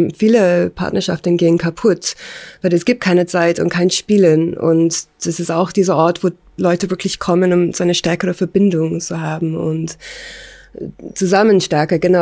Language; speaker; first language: German; non-native, fluent; English